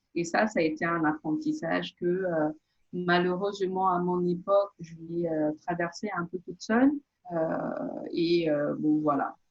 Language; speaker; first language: French; non-native, local second language; Portuguese